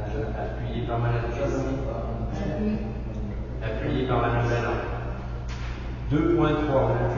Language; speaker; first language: French; native; French